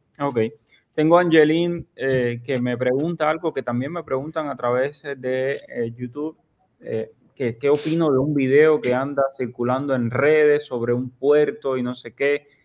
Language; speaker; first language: Spanish; native; Spanish